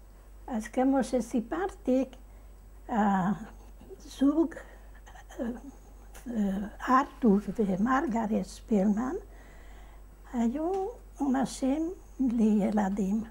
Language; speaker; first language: Hebrew; non-native, fluent; Hungarian